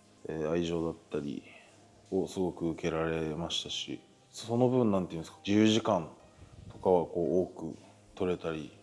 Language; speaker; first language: Japanese; native; Japanese